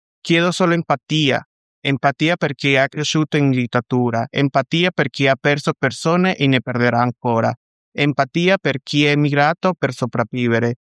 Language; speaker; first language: Italian; non-native, fluent; Spanish